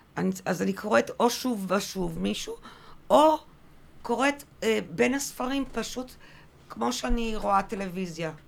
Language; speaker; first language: Hebrew; early bilingual, other home language; French